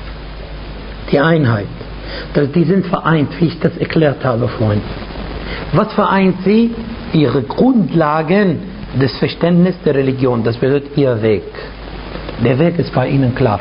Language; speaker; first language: German; non-native, fluent; Arabic